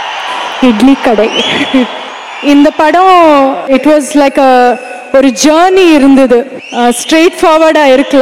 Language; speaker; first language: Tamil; non-native, fluent; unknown